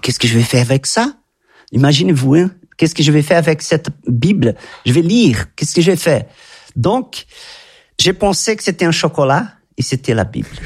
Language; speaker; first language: French; non-native, fluent; Portuguese